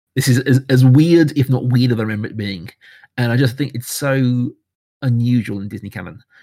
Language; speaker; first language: English; native; English